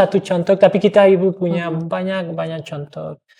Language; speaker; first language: Indonesian; non-native, fluent; English